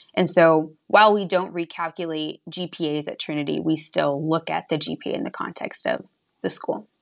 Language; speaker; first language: English; native; English